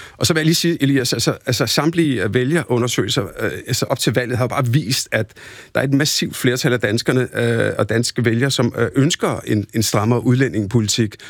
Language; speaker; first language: Danish; early bilingual, other home language; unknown